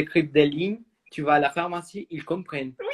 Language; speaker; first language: French; non-native, fluent; Spanish